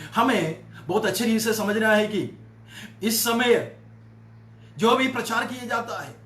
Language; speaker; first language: Hindi; non-native, local second language; Malayalam